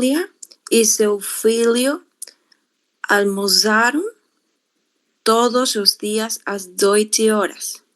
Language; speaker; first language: Portuguese; non-native, learner; Spanish